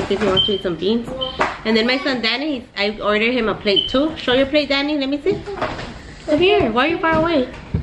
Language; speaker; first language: English; early bilingual, other home language; Spanish